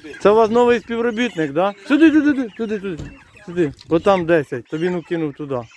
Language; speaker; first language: Ukrainian; native; Ukrainian